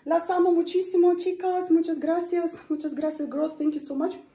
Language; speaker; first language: Spanish; non-native, learner; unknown